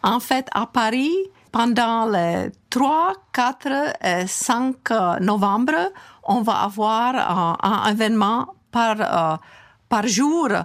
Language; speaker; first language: French; non-native, fluent; Czech